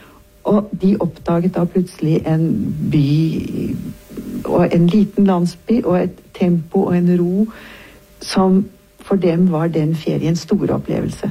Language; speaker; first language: Norwegian; native; Norwegian